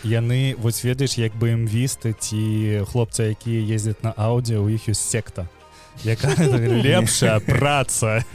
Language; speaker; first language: Belarusian; non-native, local second language; Russian